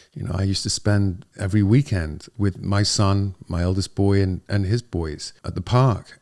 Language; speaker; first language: English; native; English